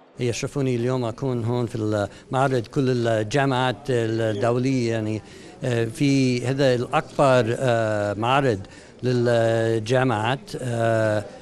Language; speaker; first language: Arabic; non-native, learner; English